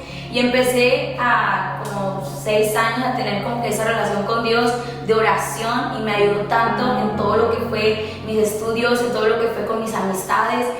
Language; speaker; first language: Spanish; early bilingual, other home language; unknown